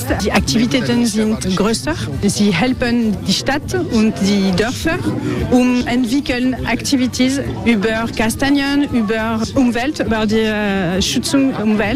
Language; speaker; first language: German; non-native, learner; French